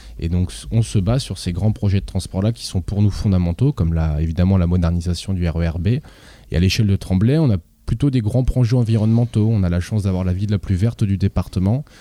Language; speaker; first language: French; native; French